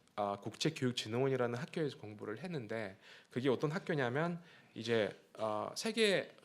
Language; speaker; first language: Korean; non-native, fluent; Russian